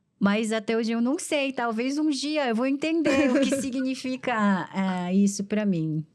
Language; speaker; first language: Portuguese; non-native, fluent; Korean